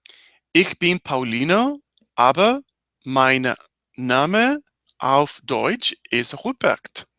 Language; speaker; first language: German; non-native, learner; Spanish